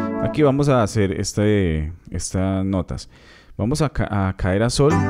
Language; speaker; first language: Spanish; native; Spanish